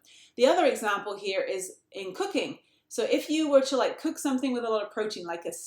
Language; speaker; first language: English; native; English